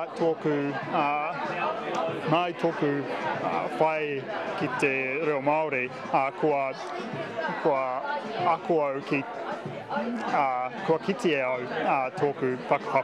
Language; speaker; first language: Māori; non-native, local second language; English